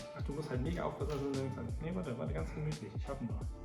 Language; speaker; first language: German; native; German